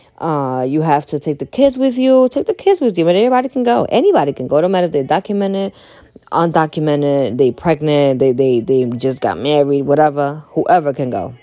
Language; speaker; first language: English; early bilingual, other home language; Spanish